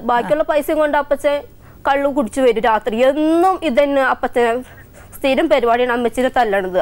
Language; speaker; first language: Malayalam; native; Malayalam